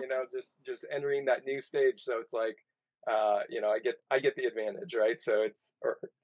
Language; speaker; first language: English; native; English